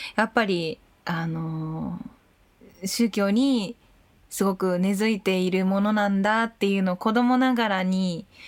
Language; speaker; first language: Japanese; native; Japanese